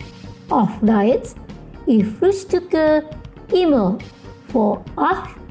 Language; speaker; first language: German; non-native, fluent; Indonesian